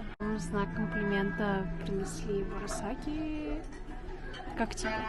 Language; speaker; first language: Russian; native; Russian